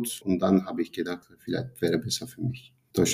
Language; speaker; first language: German; non-native, fluent; Turkish